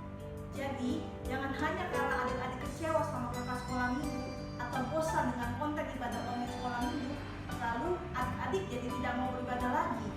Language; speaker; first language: Indonesian; native; Indonesian